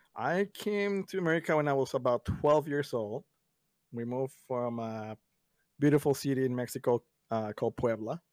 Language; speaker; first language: English; early bilingual, other home language; Spanish